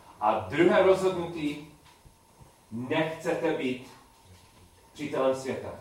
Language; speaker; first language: Czech; non-native, learner; English